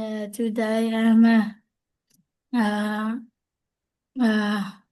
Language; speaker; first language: English; non-native, learner; Vietnamese